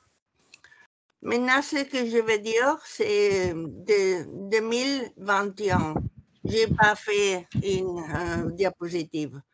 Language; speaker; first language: French; non-native, fluent; Catalan